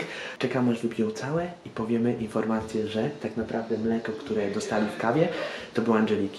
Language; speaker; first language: Polish; native; Polish